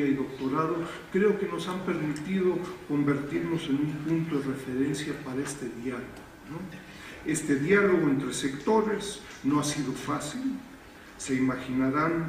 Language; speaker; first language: Spanish; native; Spanish